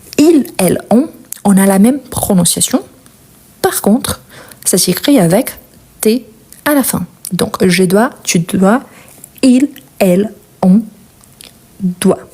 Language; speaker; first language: French; non-native, fluent; Portuguese